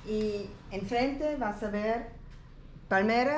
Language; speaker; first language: Spanish; non-native, learner; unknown